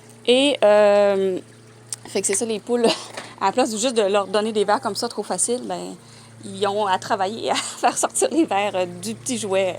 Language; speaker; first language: French; native; French